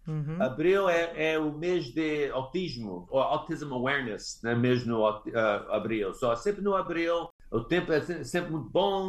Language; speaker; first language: Portuguese; early bilingual, heritage; English